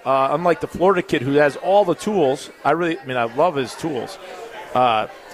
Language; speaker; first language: English; native; English